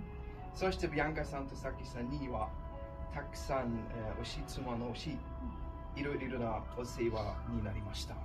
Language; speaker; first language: Japanese; non-native, learner; German